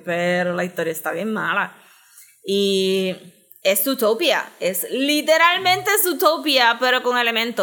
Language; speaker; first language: Spanish; native; Spanish